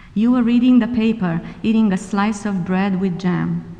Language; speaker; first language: English; non-native, fluent; Romanian